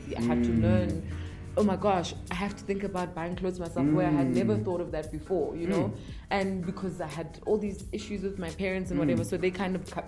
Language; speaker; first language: English; non-native, local second language; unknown